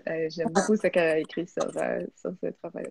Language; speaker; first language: French; non-native, fluent; English